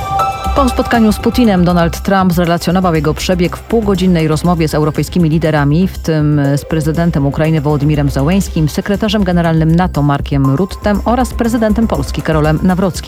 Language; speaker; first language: Polish; native; Polish